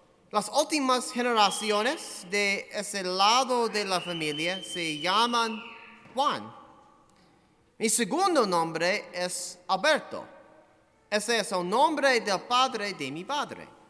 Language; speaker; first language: Spanish; non-native, fluent; English